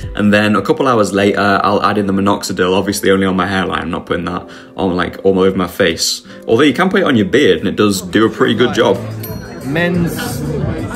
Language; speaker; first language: English; native; English